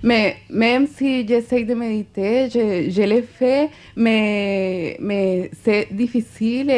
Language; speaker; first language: French; non-native, fluent; Spanish